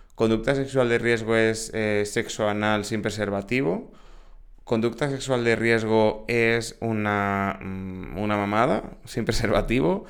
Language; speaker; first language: Spanish; native; Spanish